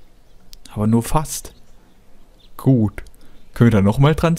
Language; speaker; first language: German; native; German